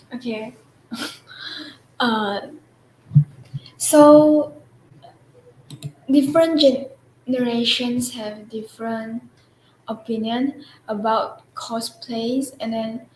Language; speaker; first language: English; non-native, local second language; Chinese